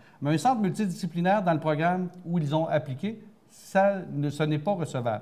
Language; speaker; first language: French; native; French